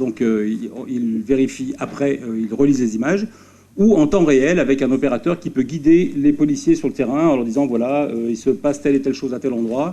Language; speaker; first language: French; native; French